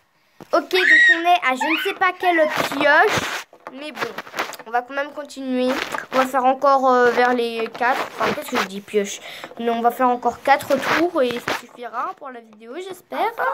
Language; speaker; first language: French; native; French